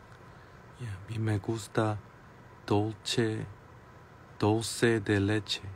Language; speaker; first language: Spanish; non-native, learner; Korean